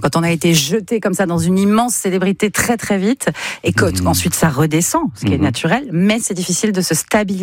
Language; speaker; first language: French; native; French